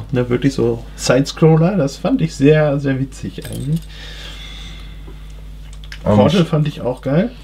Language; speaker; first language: German; native; German